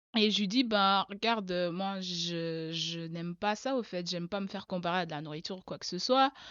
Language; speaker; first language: French; early bilingual, other home language; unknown